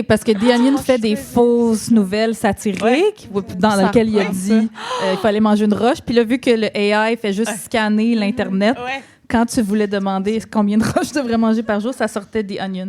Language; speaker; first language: French; native; French